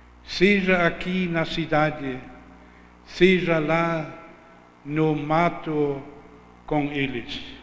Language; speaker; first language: Portuguese; non-native, fluent; German